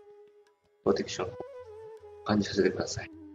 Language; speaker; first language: Japanese; non-native, fluent; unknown